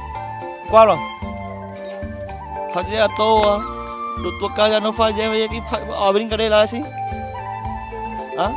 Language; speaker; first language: Portuguese; non-native, learner; Vietnamese